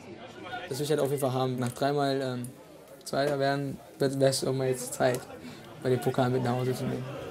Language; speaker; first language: German; native; German